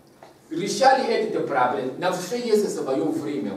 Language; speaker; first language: Russian; non-native, learner; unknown